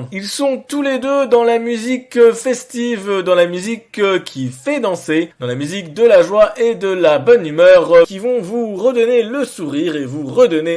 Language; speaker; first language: French; native; French